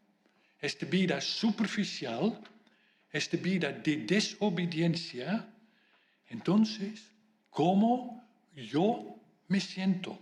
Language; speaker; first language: Spanish; non-native, fluent; Dutch